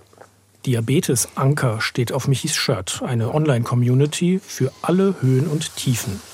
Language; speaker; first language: German; native; German